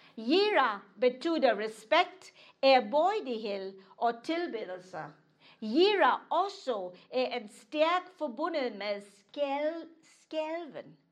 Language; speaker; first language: Danish; non-native, fluent; English